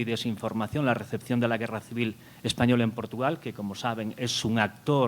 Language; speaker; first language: Spanish; native; Spanish